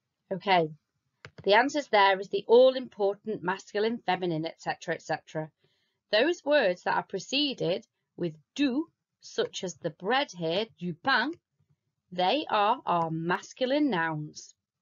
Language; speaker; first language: English; native; English